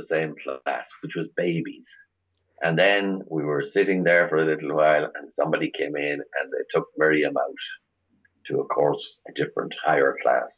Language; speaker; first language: English; native; English